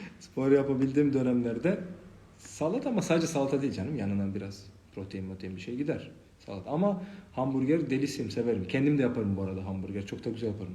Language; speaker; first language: Turkish; native; Turkish